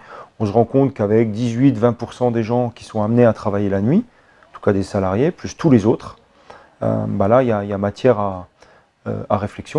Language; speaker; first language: French; native; French